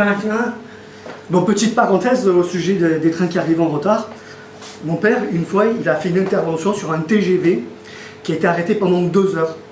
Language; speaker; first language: French; native; French